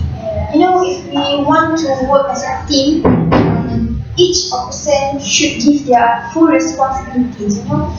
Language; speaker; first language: English; non-native, fluent; Malay